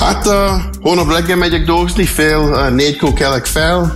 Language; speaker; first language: Hungarian; early bilingual, heritage; English